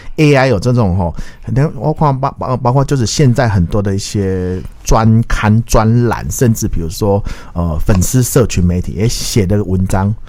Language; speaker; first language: Chinese; native; Chinese